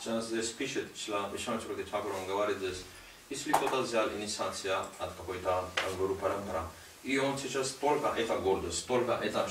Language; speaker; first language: Russian; non-native, learner; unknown